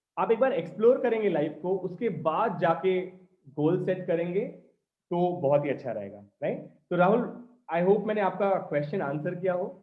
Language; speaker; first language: Hindi; non-native, local second language; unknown